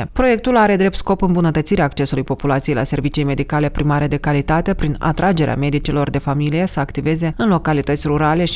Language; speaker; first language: Romanian; native; Romanian